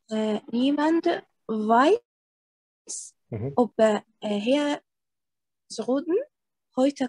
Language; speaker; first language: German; non-native, learner; Arabic